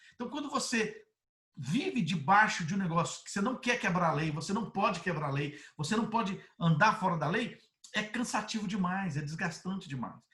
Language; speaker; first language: Portuguese; native; Portuguese